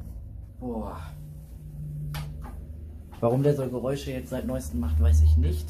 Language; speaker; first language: German; native; German